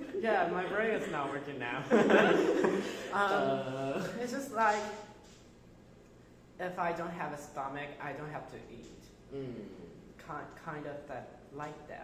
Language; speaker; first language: English; non-native, fluent; Chinese